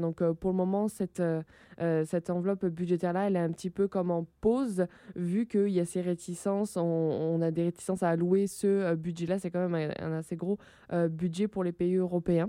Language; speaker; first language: French; native; French